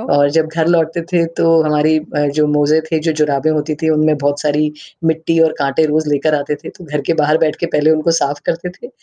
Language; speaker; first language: Hindi; native; Hindi